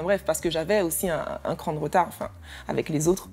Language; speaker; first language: French; native; French